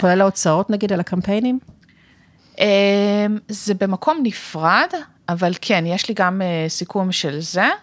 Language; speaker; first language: Hebrew; native; Hebrew